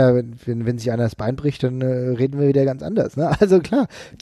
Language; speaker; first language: German; native; German